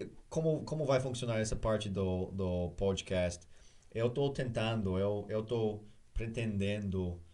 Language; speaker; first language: Portuguese; non-native, learner; English